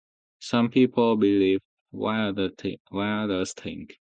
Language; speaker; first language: English; non-native, learner; Vietnamese